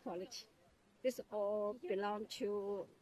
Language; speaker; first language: English; non-native, learner; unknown